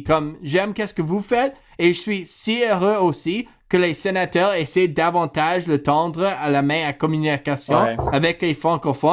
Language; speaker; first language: French; non-native, learner; English